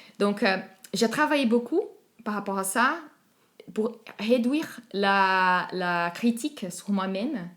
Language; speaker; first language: French; non-native, fluent; Portuguese